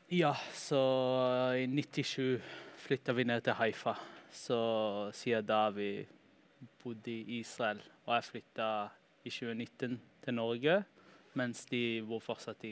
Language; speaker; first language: Norwegian; early bilingual, heritage; Norwegian